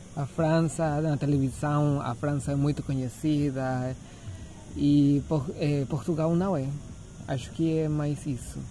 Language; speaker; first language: Portuguese; non-native, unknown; Spanish